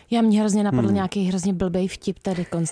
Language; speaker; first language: Czech; native; Czech